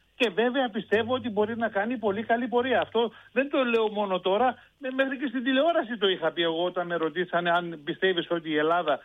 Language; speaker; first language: Greek; early bilingual, heritage; Greek